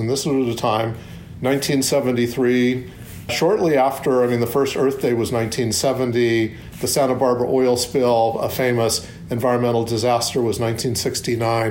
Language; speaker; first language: English; native; English